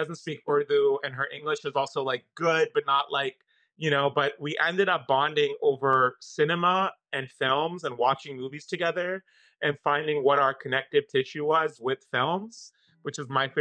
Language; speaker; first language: English; non-native, local second language; Urdu